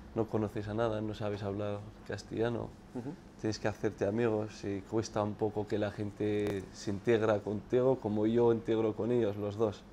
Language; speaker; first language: Spanish; non-native, fluent; Arabic